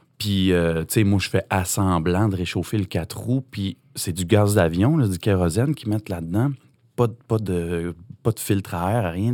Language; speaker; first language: French; native; French